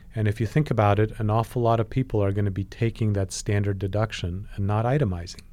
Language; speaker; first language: English; non-native, fluent; Polish